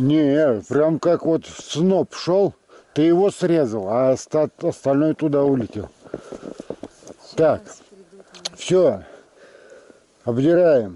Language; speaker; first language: Russian; native; Russian